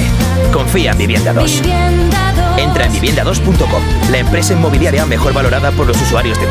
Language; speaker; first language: Spanish; native; Spanish